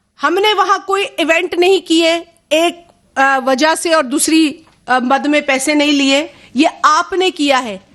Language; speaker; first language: Urdu; non-native, local second language; Sindhi